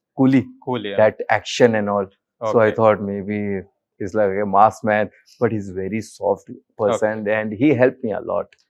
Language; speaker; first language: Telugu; non-native, learner; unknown